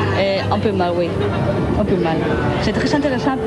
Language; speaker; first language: French; non-native, learner; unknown